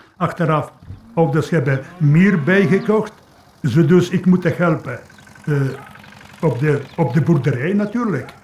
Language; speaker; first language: Dutch; non-native, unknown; Polish